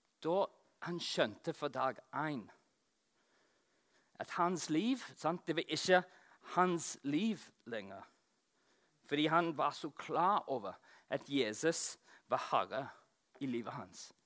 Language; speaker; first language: Norwegian; non-native, fluent; English